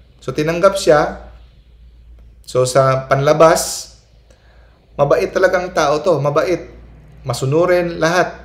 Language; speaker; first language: Filipino; non-native, local second language; Cebuano